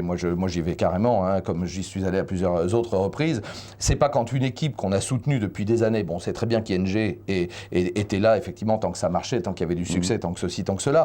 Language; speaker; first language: French; native; French